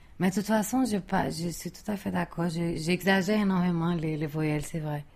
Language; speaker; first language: French; non-native, fluent; Portuguese